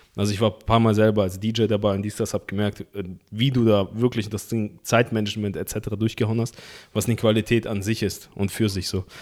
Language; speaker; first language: German; early bilingual, other home language; Russian